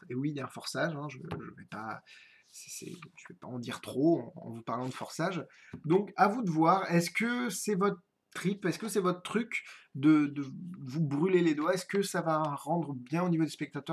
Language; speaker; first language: French; native; French